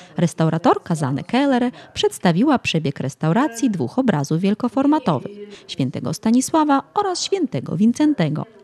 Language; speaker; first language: Polish; early bilingual, heritage; Polish